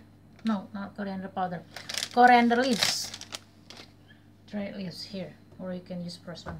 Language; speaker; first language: English; non-native, learner; Indonesian